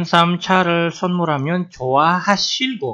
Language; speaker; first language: Korean; non-native, fluent; Indonesian